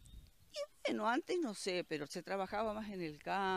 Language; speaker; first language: Spanish; native; Spanish